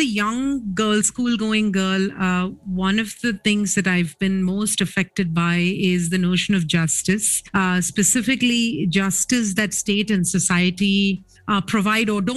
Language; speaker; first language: English; non-native, local second language; Tamil